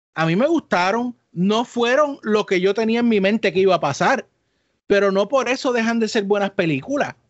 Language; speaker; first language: Spanish; native; Spanish